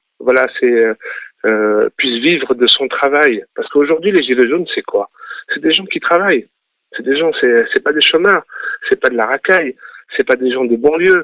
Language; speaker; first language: French; early bilingual, other home language; Arabic